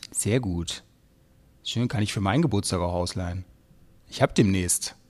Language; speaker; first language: German; native; German